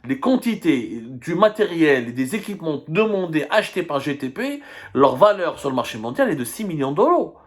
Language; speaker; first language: French; non-native, local second language; Arabic